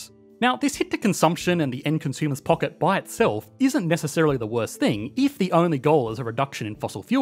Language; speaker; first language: English; native; English